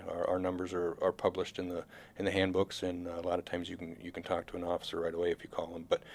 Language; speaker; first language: English; native; English